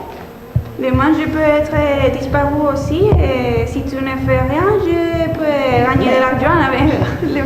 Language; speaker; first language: French; non-native, learner; Spanish